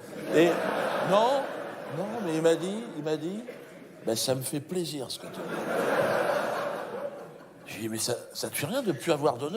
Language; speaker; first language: French; native; French